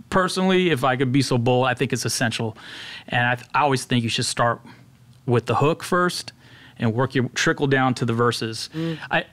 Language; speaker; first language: English; native; English